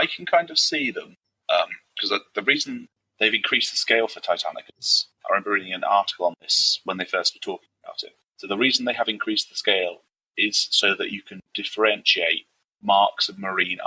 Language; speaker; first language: English; native; English